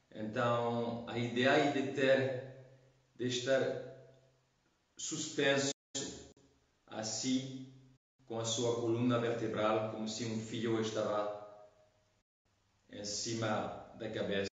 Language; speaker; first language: Portuguese; non-native, fluent; French